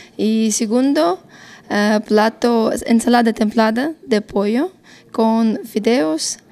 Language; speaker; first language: Spanish; non-native, learner; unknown